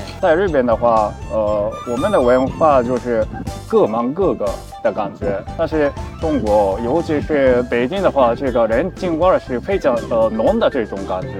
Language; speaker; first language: Chinese; non-native, fluent; Japanese